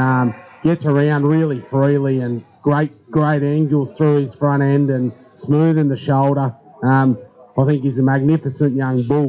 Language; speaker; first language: English; native; English